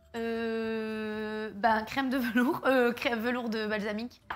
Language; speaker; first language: French; native; French